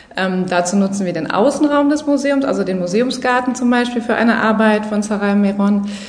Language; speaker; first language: German; native; German